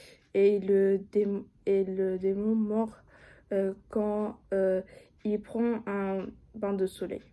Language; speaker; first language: French; non-native, fluent; Japanese